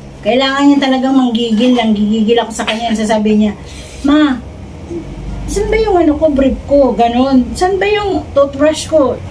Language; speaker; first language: Filipino; non-native, local second language; Cebuano